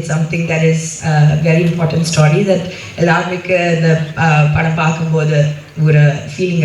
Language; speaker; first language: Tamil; early bilingual, heritage; Tamil